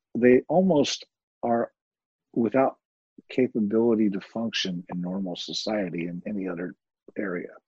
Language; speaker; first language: English; native; English